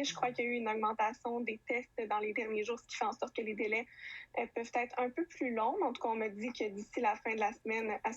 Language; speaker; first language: French; native; French